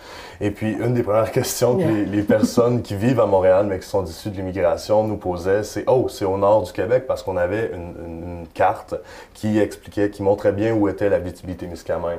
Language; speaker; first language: French; native; French